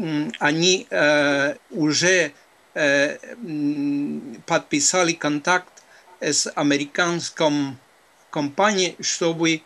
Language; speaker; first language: Russian; non-native, fluent; Spanish